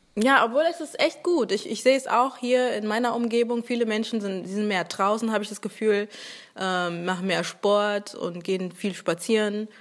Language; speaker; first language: German; early bilingual, other home language; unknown